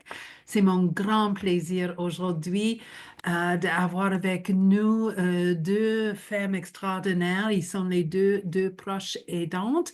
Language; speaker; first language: French; non-native, local second language; English